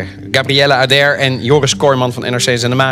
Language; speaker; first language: Dutch; native; Dutch